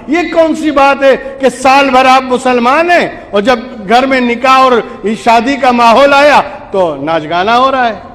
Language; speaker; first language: Urdu; native; Urdu